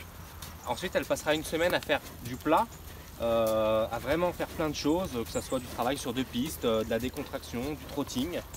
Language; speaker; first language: French; native; French